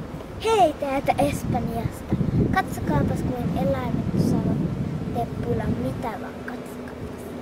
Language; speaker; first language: Finnish; early bilingual, heritage; Finnish